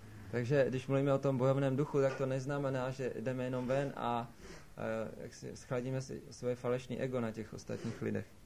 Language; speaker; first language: Czech; native; Czech